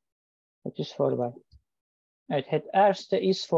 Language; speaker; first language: Dutch; non-native, learner; Turkish